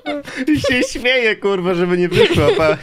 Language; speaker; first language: Polish; native; Polish